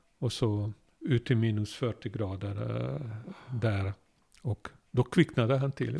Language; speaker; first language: Swedish; non-native, fluent; Hungarian